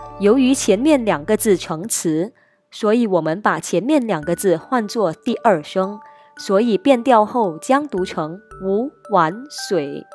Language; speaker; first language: Chinese; native; Chinese